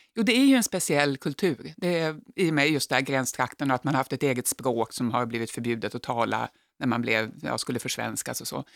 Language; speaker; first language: Swedish; native; Swedish